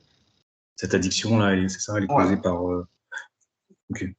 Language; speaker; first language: French; native; French